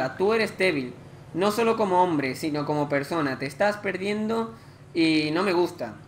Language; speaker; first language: Spanish; native; Spanish